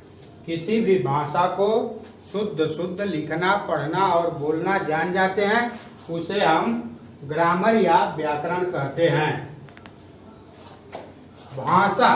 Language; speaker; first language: Hindi; native; Hindi